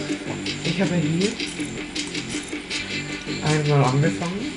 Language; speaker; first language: German; non-native, learner; Spanish